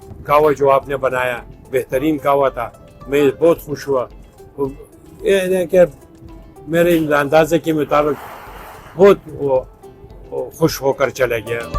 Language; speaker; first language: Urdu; non-native, local second language; Pashto